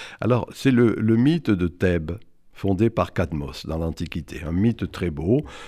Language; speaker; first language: French; native; French